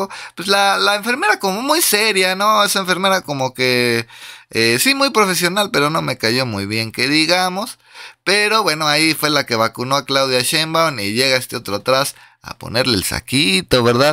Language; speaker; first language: Spanish; native; Spanish